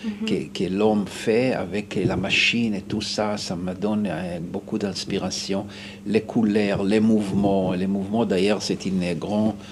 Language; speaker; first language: French; non-native, fluent; Hebrew